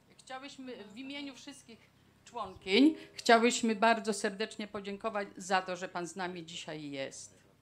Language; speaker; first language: Polish; native; Polish